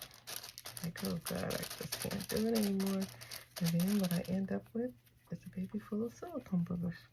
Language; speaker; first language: English; native; English